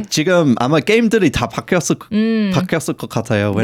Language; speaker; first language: Korean; non-native, fluent; English